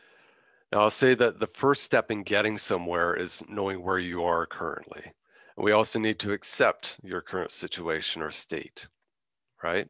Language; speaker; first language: English; native; English